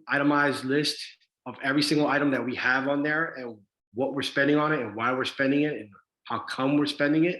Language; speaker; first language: English; early bilingual, other home language; Spanish